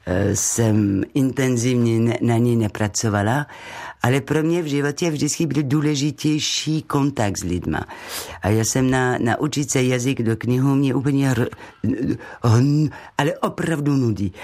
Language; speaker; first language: Czech; non-native, fluent; French